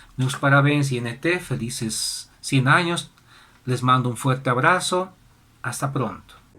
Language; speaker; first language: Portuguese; non-native, fluent; Spanish